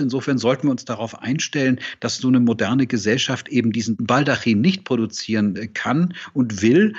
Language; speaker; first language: German; native; German